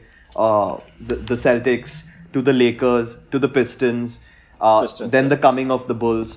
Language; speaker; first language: English; non-native, local second language; Hindi